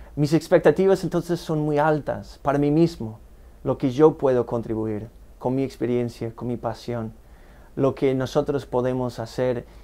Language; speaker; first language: Spanish; non-native, fluent; English